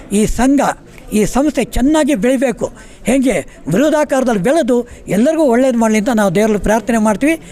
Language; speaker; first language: Kannada; native; Kannada